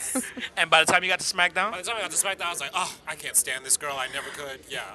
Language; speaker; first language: English; native; English